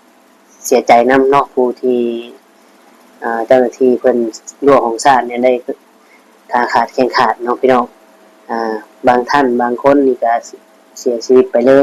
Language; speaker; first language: Thai; non-native, local second language; Lao